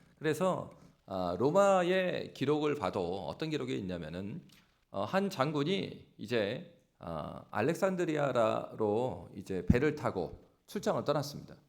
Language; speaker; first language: Korean; native; Korean